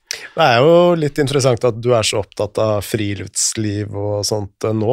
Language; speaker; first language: Norwegian; native; Norwegian